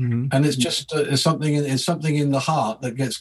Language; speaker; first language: English; native; English